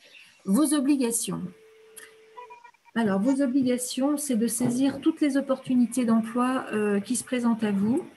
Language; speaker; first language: French; native; French